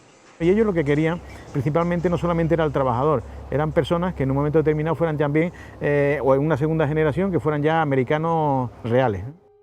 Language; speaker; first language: Spanish; native; Spanish